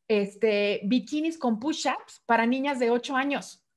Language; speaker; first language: Spanish; native; Spanish